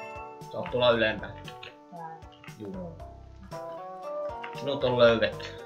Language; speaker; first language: Finnish; native; Finnish